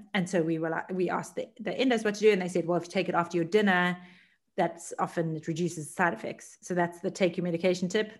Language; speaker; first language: English; native; English